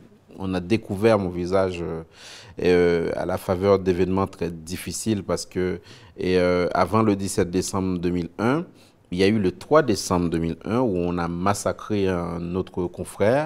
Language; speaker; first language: French; non-native, local second language; Haitian Creole